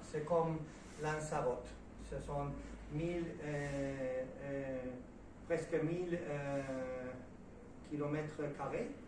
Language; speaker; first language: French; non-native, learner; Spanish